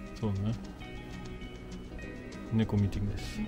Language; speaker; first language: Japanese; non-native, learner; French